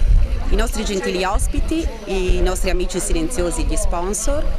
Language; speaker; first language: Italian; native; Italian